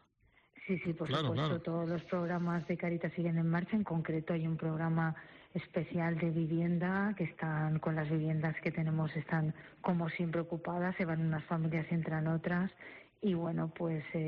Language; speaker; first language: Spanish; native; Spanish